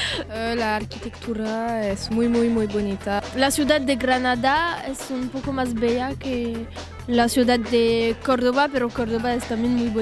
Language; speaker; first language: Spanish; non-native, learner; French